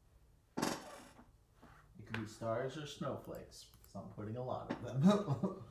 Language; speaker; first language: English; native; English